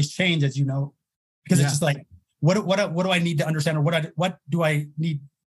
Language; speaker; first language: English; native; English